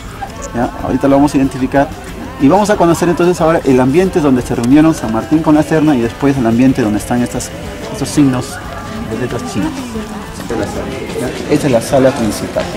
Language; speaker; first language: Spanish; native; Spanish